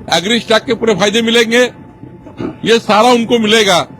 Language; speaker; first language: Hindi; non-native, local second language; Marathi